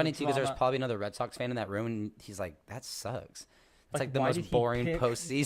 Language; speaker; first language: English; native; English